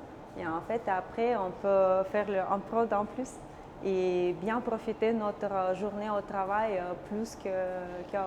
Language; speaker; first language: French; non-native, learner; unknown